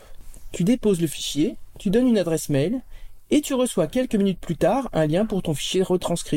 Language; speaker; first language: French; native; French